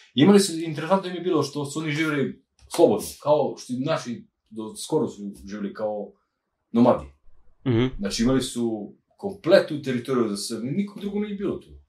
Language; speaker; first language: Serbian; non-native, local second language; Romanian